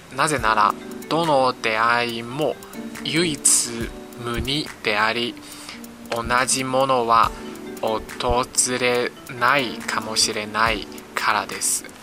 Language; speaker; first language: Japanese; non-native, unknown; Chinese